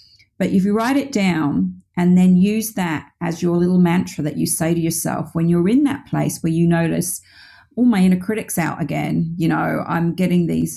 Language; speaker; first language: English; native; English